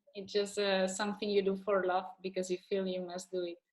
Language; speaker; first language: English; non-native, fluent; Catalan